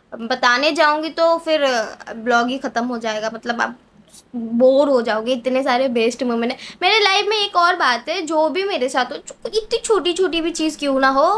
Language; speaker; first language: Hindi; non-native, local second language; Bangla